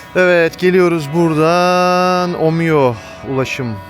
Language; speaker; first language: Turkish; native; Turkish